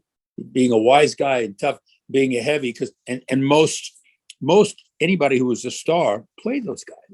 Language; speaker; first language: English; native; English